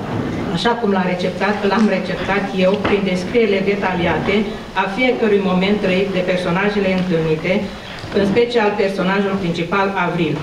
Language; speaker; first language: Romanian; native; Romanian